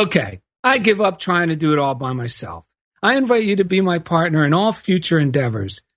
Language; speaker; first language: English; native; English